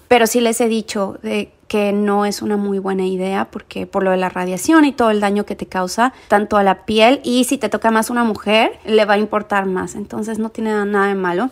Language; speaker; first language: Spanish; native; Spanish